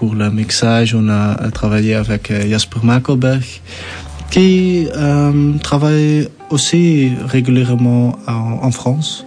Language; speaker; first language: French; non-native, local second language; Dutch